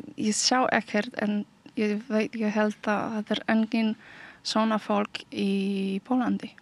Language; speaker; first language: Icelandic; non-native, learner; Polish